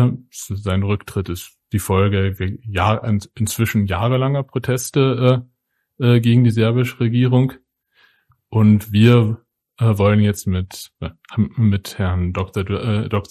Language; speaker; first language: German; native; German